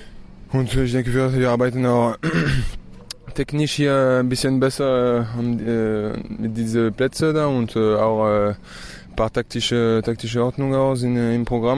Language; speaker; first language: German; non-native, fluent; French